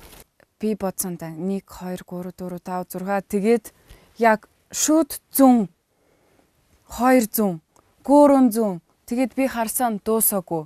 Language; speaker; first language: Mongolian; non-native, learner; Russian